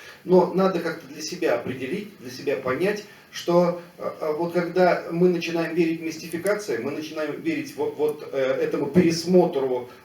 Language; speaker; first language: Russian; native; Russian